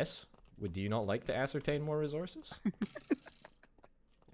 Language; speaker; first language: English; native; English